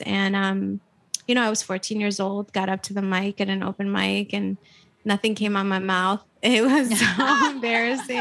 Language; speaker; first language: English; native; English